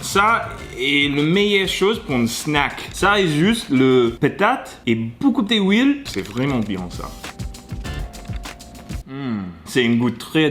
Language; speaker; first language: French; non-native, learner; English